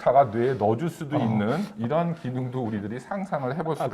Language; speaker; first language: Korean; native; Korean